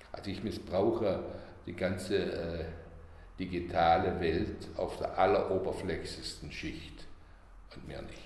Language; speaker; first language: German; native; German